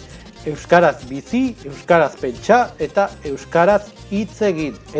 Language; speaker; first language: Basque; non-native, local second language; Spanish